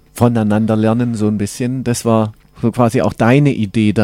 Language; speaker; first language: German; native; German